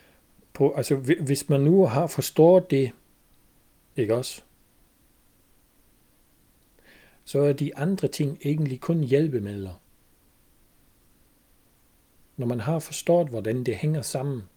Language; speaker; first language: Danish; non-native, fluent; German